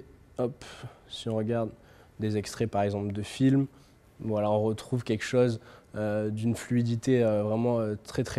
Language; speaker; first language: French; native; French